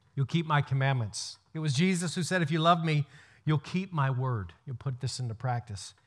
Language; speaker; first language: English; native; English